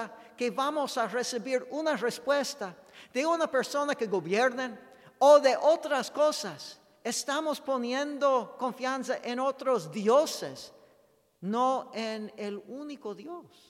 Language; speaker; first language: Spanish; non-native, fluent; English